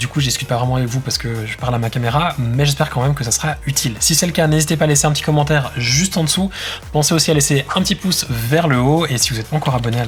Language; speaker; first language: French; native; French